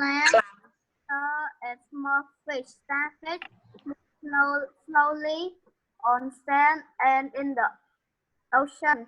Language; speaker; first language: English; non-native, learner; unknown